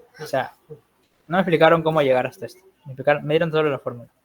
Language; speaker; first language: Spanish; native; Spanish